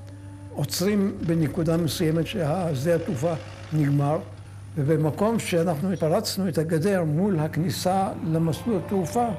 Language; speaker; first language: Hebrew; non-native, fluent; Arabic